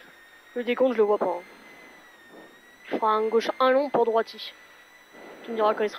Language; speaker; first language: French; native; French